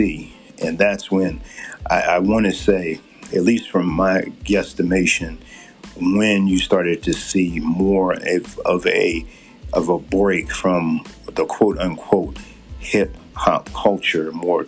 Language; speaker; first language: English; native; English